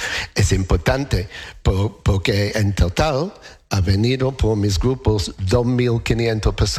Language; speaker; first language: Spanish; non-native, learner; English